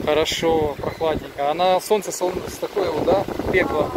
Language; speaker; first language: Russian; native; Russian